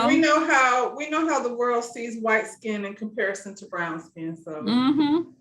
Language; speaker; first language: English; native; English